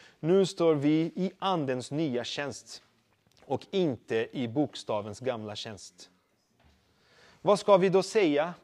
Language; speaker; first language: Swedish; non-native, fluent; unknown